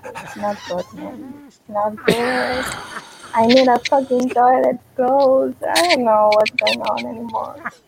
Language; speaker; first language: English; non-native, fluent; Spanish